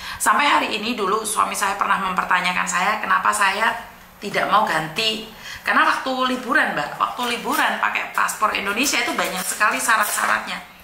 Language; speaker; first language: Indonesian; native; Indonesian